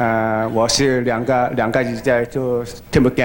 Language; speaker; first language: Chinese; early bilingual, heritage; Chinese